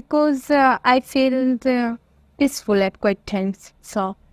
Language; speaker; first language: English; non-native, learner; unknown